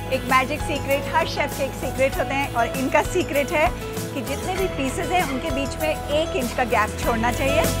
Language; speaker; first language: Hindi; native; Hindi